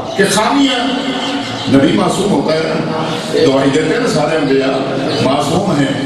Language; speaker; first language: Urdu; non-native, local second language; Punjabi